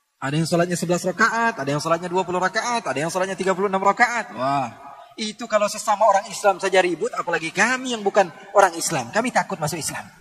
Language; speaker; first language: Indonesian; native; Indonesian